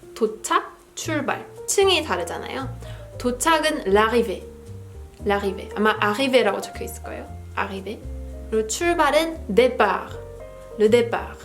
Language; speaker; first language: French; non-native, fluent; Korean